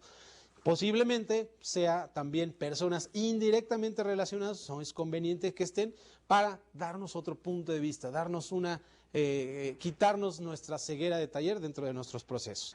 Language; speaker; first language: Spanish; native; Spanish